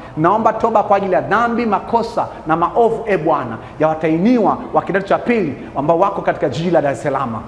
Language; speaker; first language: Swahili; native; Swahili